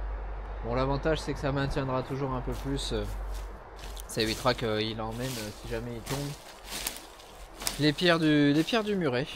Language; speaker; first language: French; native; French